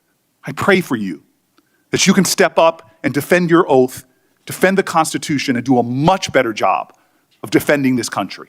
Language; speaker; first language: English; native; English